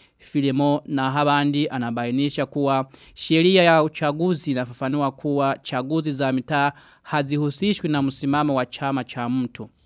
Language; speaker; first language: Swahili; non-native, local second language; Rundi